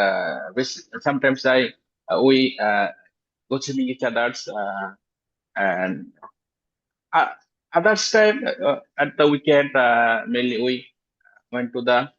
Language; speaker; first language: English; non-native, learner; Bangla